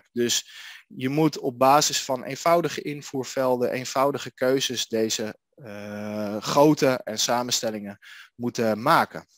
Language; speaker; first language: Dutch; native; Dutch